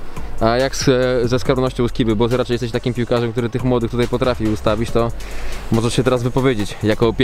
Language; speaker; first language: Polish; native; Polish